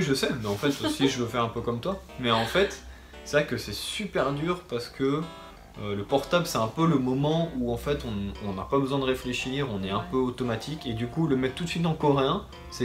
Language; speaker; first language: French; native; French